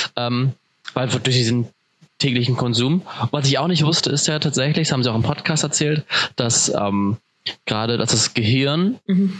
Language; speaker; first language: German; native; German